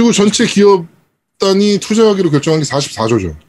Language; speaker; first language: Korean; native; Korean